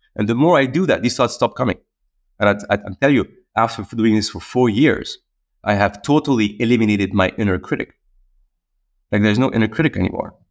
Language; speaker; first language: English; non-native, fluent; Arabic